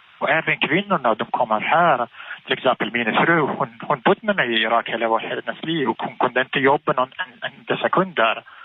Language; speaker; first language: Swedish; non-native, fluent; Arabic